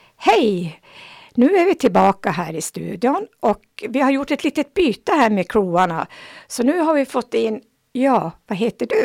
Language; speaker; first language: Swedish; native; Swedish